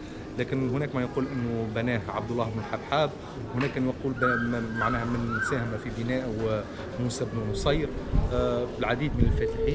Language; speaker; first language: Arabic; native; Arabic